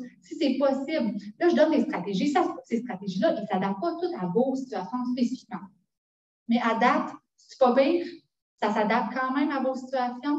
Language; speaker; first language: French; native; French